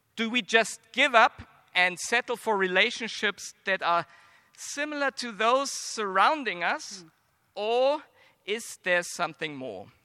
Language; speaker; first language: English; non-native, fluent; German